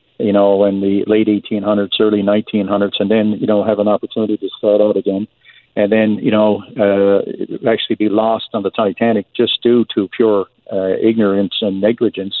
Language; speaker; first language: English; native; English